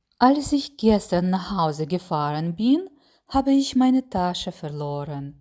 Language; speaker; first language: German; non-native, fluent; Ukrainian